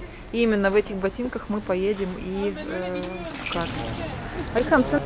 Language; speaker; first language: Russian; native; Russian